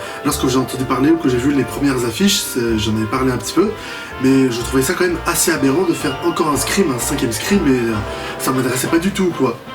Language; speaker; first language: French; native; French